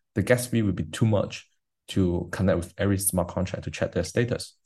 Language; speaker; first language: English; non-native, fluent; Chinese